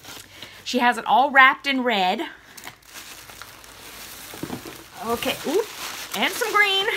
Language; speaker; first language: English; native; English